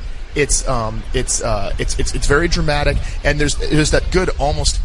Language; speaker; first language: English; native; English